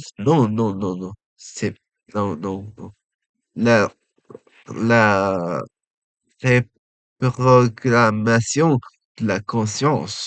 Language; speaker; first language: French; non-native, learner; Japanese